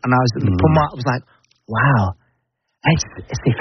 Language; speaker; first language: French; non-native, learner; English